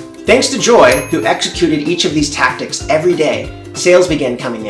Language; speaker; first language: English; native; English